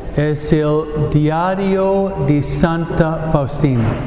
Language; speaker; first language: Spanish; non-native, fluent; English